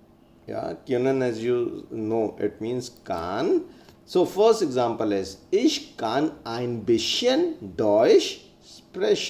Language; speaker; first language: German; non-native, fluent; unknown